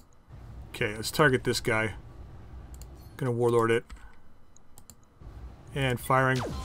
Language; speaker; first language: English; native; English